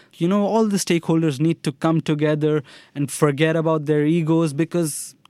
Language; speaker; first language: English; non-native, local second language; Hindi